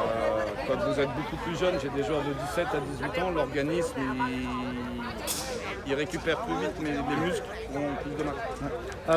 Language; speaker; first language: French; native; French